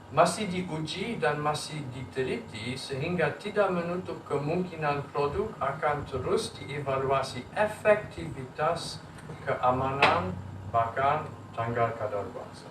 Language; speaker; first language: Indonesian; non-native, fluent; Luxembourgish